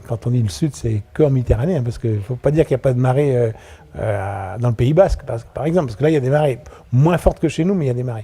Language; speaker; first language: French; native; French